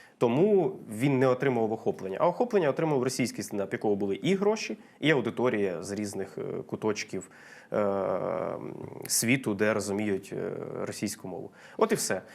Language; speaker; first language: Ukrainian; non-native, local second language; Russian